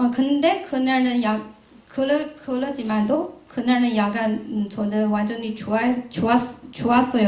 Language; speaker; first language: Korean; non-native, learner; Chinese